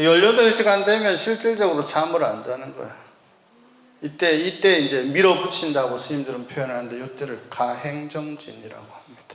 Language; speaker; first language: Korean; native; Korean